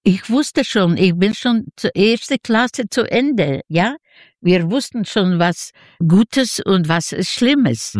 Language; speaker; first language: German; non-native, learner; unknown